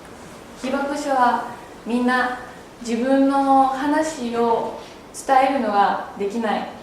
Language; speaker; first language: Japanese; non-native, learner; Thai